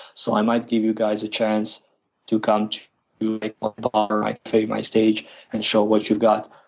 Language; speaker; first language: English; non-native, fluent; Croatian